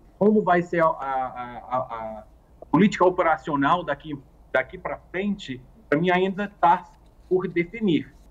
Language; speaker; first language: Portuguese; non-native, fluent; English